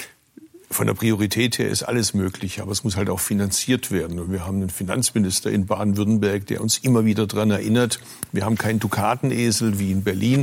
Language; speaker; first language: German; early bilingual, other home language; Turkish